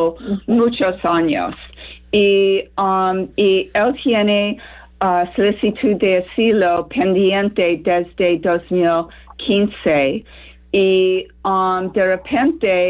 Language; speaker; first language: Spanish; non-native, fluent; English